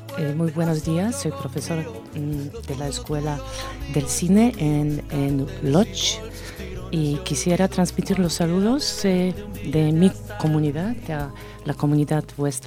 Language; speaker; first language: Spanish; non-native, fluent; Polish